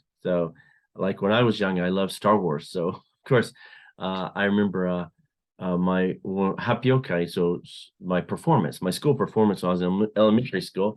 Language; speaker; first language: English; non-native, fluent; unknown